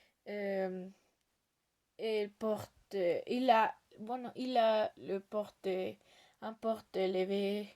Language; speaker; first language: French; non-native, learner; Spanish